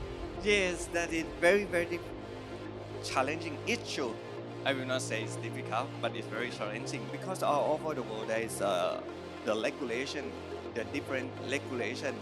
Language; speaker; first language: English; non-native, learner; Thai